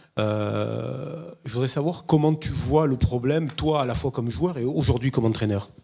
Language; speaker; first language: French; native; French